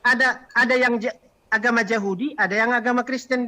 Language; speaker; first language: Indonesian; native; Indonesian